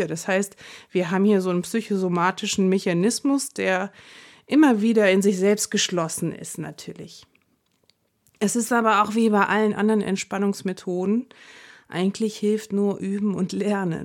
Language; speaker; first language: German; native; German